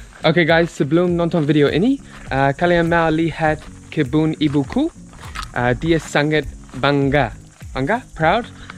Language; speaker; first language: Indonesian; non-native, learner; English